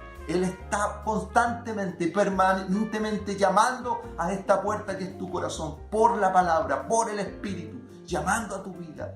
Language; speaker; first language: Spanish; native; Spanish